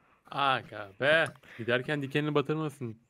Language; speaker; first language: Turkish; native; Turkish